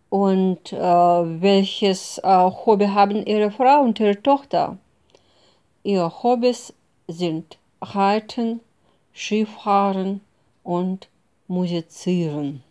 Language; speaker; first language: German; non-native, fluent; Russian